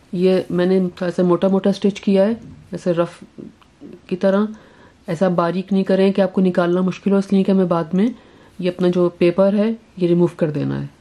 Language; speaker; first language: Urdu; native; Urdu